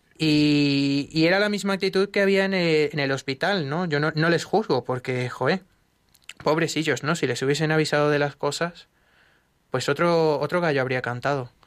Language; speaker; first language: Spanish; native; Spanish